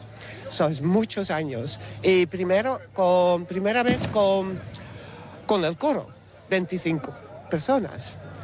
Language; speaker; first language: Spanish; non-native, learner; Dutch